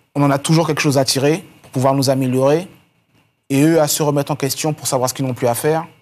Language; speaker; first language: French; native; French